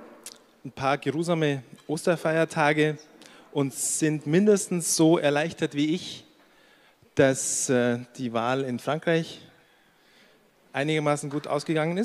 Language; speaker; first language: German; native; German